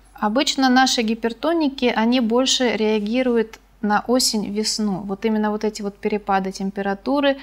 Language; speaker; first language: Russian; native; Russian